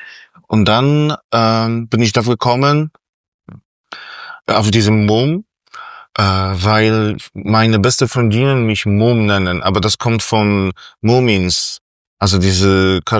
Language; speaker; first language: German; non-native, fluent; Polish